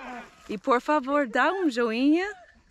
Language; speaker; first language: Portuguese; non-native, learner; English